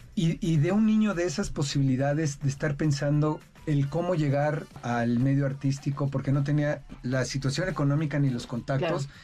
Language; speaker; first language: Spanish; native; Spanish